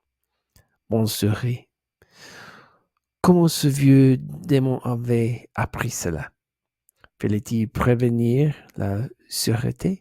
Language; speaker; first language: French; non-native, learner; English